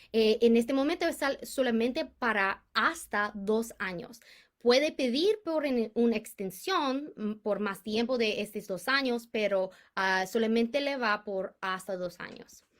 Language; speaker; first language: Spanish; non-native, fluent; English